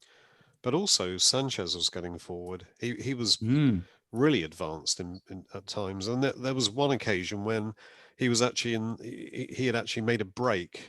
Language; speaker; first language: English; native; English